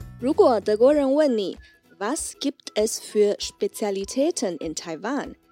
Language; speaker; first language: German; non-native, fluent; Chinese